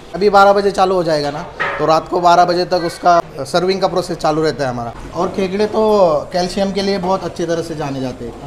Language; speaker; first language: Hindi; non-native, local second language; Marathi